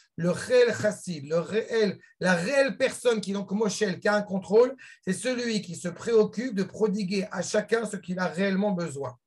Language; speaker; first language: French; native; French